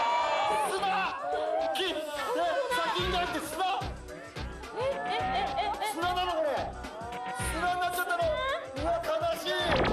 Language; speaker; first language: Japanese; native; Japanese